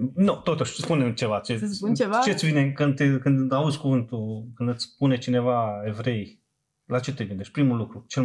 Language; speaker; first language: Romanian; non-native, local second language; Serbian